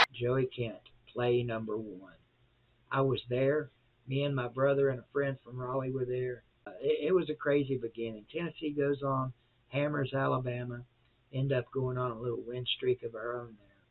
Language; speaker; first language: English; native; English